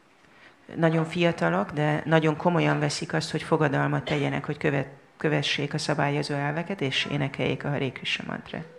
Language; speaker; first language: Hungarian; native; Hungarian